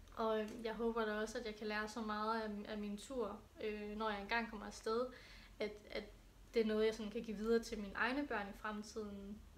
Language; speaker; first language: Danish; early bilingual, other home language; Thai